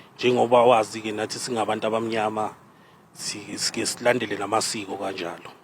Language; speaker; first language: Zulu; native; Zulu